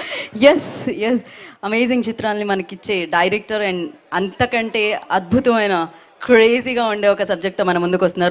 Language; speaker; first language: Telugu; native; Telugu